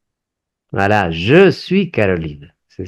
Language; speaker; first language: French; non-native, fluent; Spanish